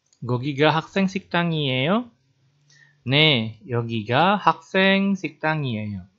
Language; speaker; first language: Korean; non-native, fluent; Indonesian